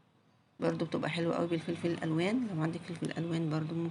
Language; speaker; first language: Arabic; native; Arabic